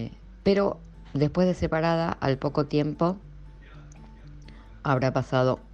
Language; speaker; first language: Spanish; native; Spanish